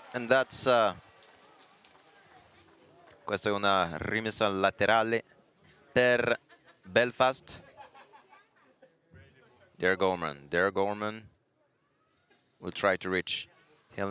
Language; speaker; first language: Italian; non-native, fluent; French